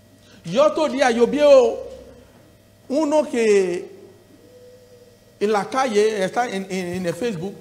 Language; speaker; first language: Spanish; non-native, learner; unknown